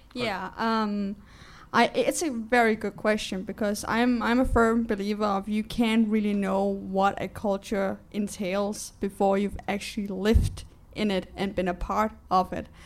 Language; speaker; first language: English; non-native, fluent; Danish